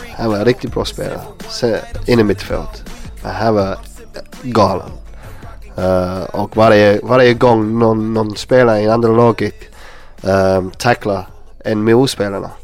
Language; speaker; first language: Swedish; non-native, learner; English